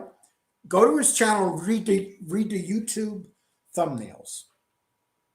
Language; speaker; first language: English; native; English